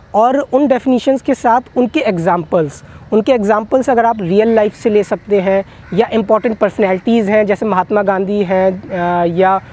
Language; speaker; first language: Hindi; native; Hindi